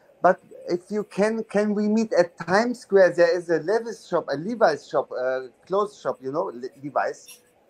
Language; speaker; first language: English; non-native, learner; German